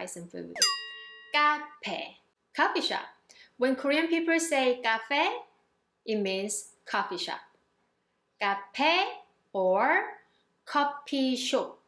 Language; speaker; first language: English; non-native, fluent; Korean